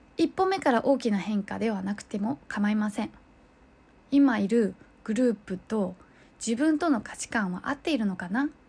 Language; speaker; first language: Japanese; early bilingual, other home language; Chinese